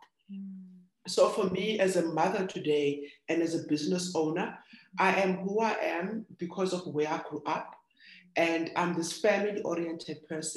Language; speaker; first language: English; non-native, local second language; Xhosa